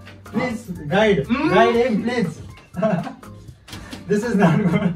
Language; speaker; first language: English; non-native, fluent; Nepali